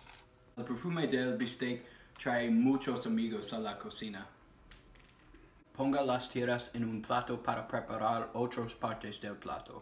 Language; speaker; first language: Spanish; non-native, learner; English